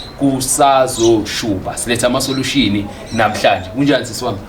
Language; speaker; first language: Zulu; native; Zulu